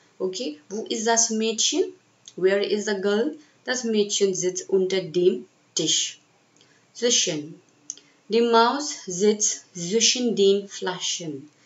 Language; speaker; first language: German; non-native, fluent; Hindi